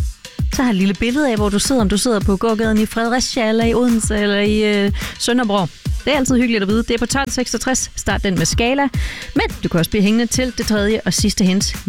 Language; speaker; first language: Danish; native; Danish